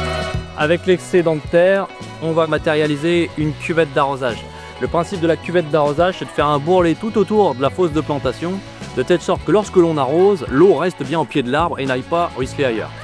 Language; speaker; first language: French; native; French